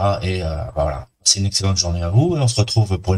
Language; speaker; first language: French; native; French